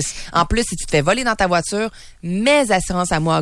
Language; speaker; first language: French; native; French